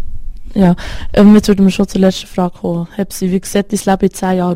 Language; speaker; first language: German; native; German